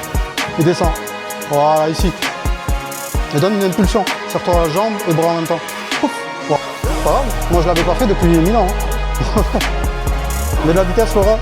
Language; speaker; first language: French; native; French